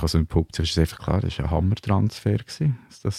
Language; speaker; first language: German; native; German